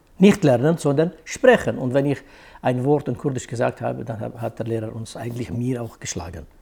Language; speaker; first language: German; non-native, fluent; Kurdish